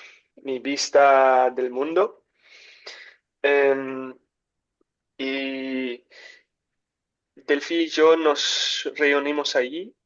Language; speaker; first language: Spanish; non-native, learner; English